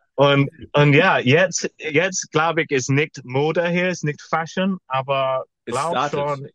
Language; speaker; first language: German; non-native, fluent; English